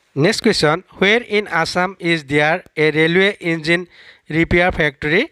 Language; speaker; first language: English; non-native, local second language; Assamese